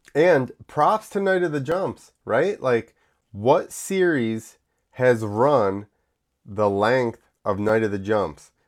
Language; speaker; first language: English; early bilingual, other home language; Italian